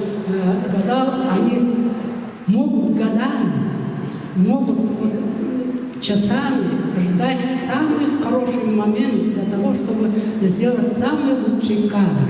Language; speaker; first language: Russian; non-native, local second language; Yakut